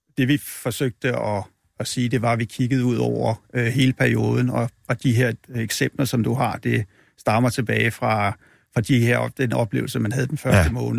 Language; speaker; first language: Danish; native; Danish